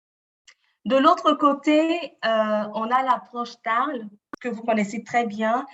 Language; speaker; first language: French; native; French